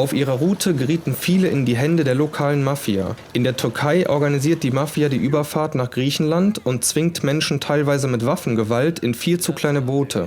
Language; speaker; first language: German; native; German